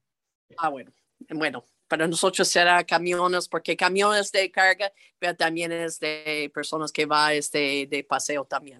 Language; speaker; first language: Spanish; non-native, fluent; English